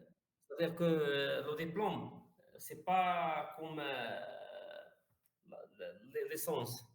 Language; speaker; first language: French; non-native, learner; Arabic